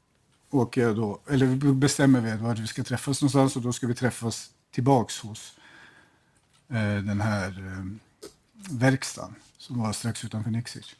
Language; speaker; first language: Swedish; native; Swedish